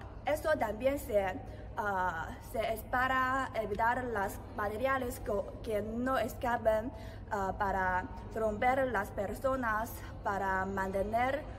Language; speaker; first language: Spanish; non-native, learner; Chinese